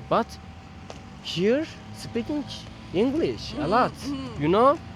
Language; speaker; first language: English; non-native, learner; Turkish